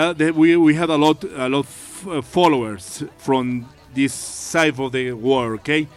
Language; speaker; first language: English; non-native, learner; Spanish